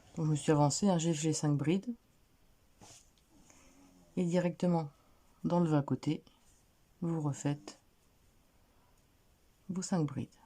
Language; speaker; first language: French; native; French